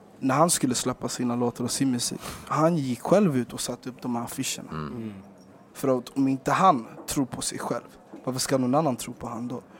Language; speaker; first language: Swedish; early bilingual, other home language; Spanish